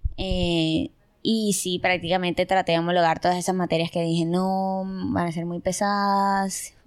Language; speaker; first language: Spanish; native; Spanish